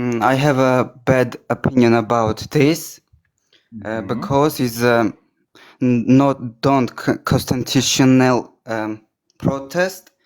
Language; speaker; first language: English; non-native, learner; Armenian